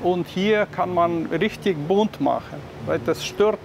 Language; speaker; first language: German; non-native, learner; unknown